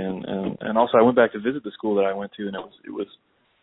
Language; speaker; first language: English; native; English